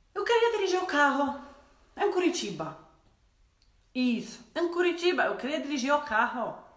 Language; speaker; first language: Portuguese; non-native, fluent; Polish